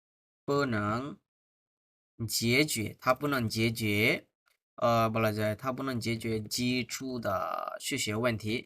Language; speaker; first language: Chinese; non-native, fluent; Bangla